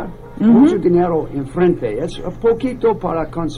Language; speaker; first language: Spanish; non-native, learner; English